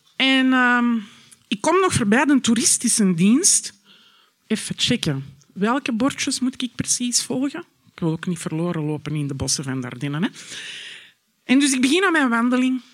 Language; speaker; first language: Dutch; native; Dutch